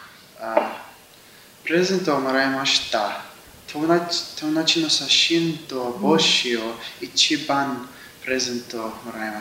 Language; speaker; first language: Japanese; non-native, learner; English